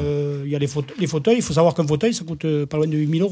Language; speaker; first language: French; native; French